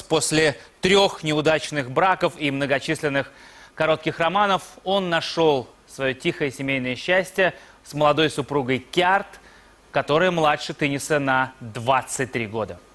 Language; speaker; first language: Russian; native; Russian